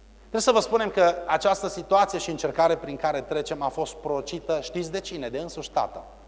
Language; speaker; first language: Romanian; early bilingual, heritage; Romanian